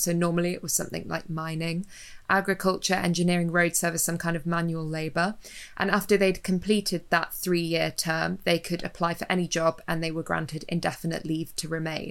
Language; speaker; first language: English; native; English